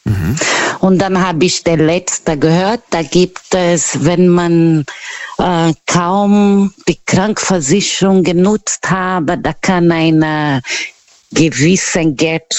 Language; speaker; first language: German; non-native, learner; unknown